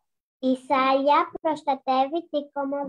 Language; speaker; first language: Greek; non-native, learner; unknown